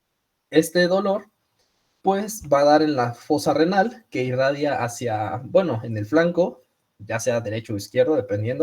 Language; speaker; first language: Spanish; native; Spanish